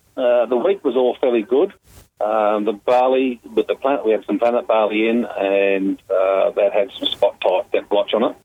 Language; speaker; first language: English; native; English